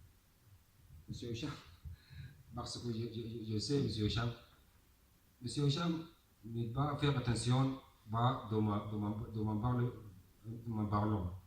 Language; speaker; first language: French; non-native, learner; Arabic